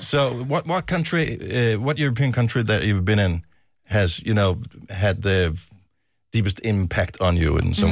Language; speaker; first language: English; non-native, fluent; Danish